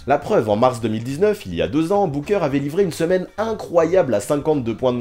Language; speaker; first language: French; native; French